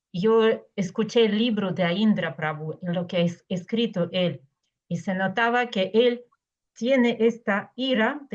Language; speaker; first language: Spanish; non-native, fluent; Russian